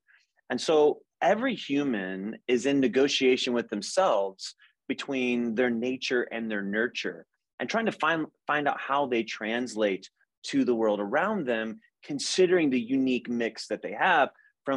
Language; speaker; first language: English; native; English